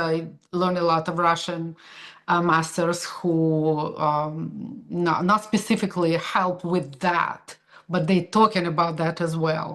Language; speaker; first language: English; non-native, fluent; Russian